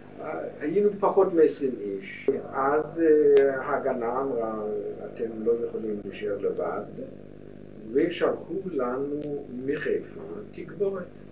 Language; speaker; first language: Hebrew; non-native, fluent; German